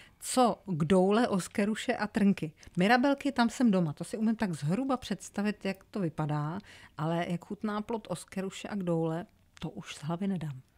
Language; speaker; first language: Czech; native; Czech